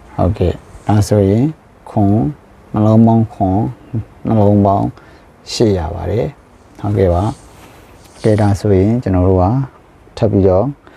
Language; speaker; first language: Burmese; non-native, local second language; Shan